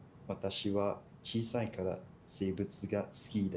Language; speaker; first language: Japanese; non-native, learner; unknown